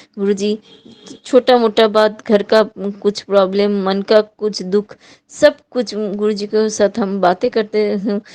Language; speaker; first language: Hindi; non-native, local second language; Bangla